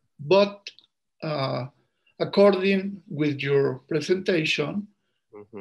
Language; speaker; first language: English; non-native, learner; Spanish